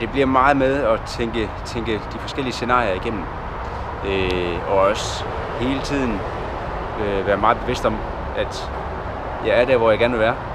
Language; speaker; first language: Danish; native; Danish